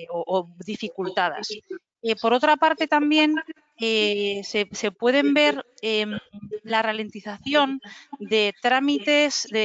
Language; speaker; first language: Spanish; native; Spanish